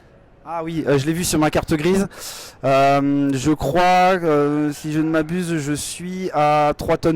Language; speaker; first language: French; native; French